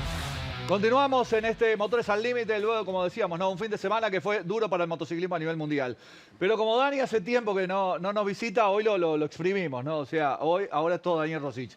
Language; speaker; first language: Spanish; native; Spanish